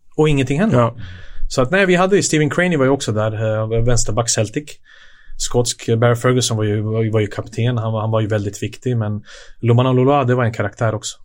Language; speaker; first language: Swedish; early bilingual, other home language; Serbian